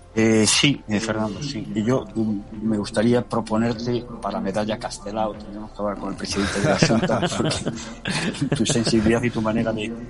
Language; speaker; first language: Spanish; native; Spanish